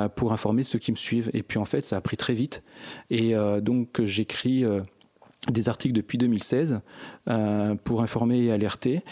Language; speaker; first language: French; native; French